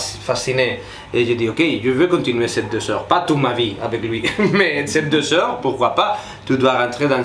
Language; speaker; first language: French; non-native, fluent; Spanish